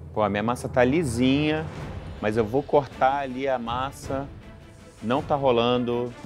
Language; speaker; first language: Portuguese; non-native, fluent; Thai